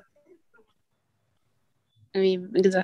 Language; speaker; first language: French; non-native, learner; Arabic